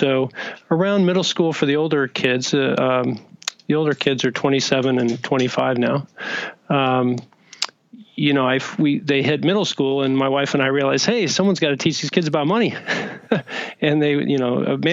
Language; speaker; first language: English; native; English